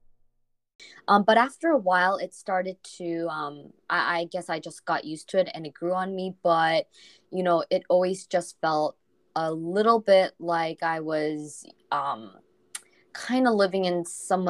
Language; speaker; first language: English; non-native, fluent; Korean